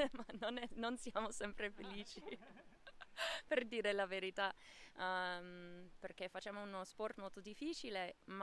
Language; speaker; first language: Italian; non-native, fluent; English